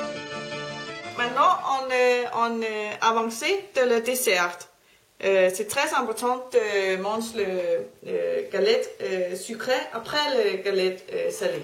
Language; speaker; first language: French; non-native, learner; Danish